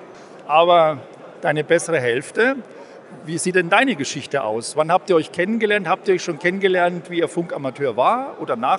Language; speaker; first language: German; native; German